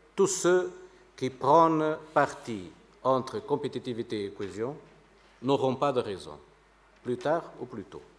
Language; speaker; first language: French; non-native, fluent; Portuguese